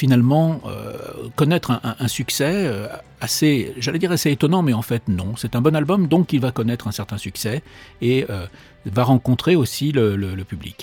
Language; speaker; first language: French; native; French